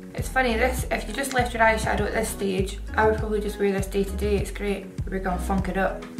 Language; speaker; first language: English; native; English